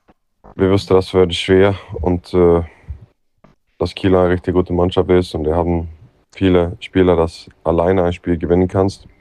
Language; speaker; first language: German; non-native, learner; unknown